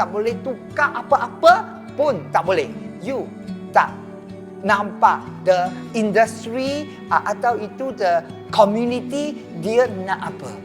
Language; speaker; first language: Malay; non-native, local second language; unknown